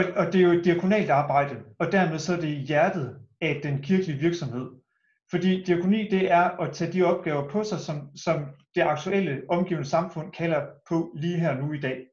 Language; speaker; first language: Danish; native; Danish